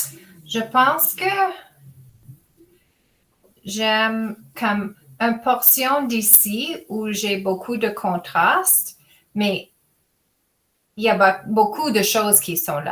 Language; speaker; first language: French; non-native, fluent; English